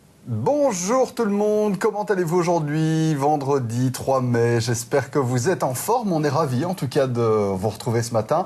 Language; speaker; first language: French; native; French